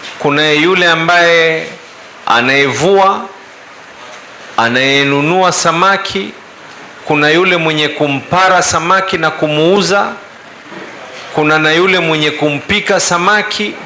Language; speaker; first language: Swahili; native; Swahili